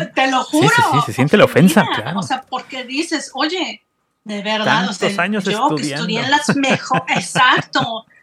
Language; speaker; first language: Spanish; native; Spanish